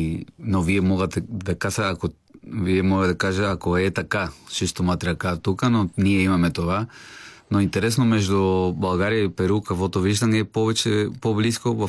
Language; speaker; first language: Bulgarian; non-native, learner; Spanish